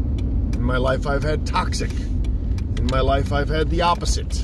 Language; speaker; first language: English; native; English